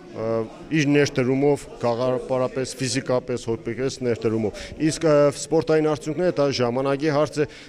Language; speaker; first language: Armenian; native; Armenian